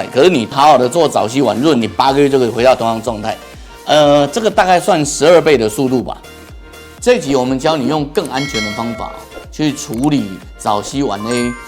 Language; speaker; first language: Chinese; native; Chinese